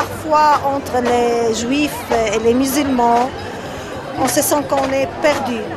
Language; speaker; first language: French; non-native, fluent; Arabic